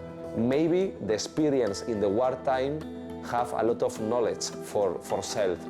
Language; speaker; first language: English; non-native, learner; Spanish